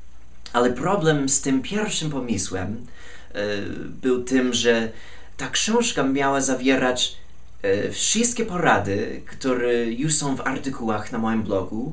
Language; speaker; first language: Polish; non-native, fluent; English